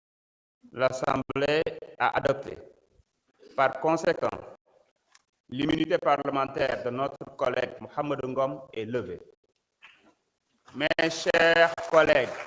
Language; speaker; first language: French; non-native, local second language; Wolof